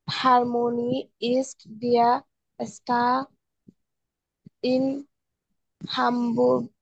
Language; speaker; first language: German; non-native, learner; Bangla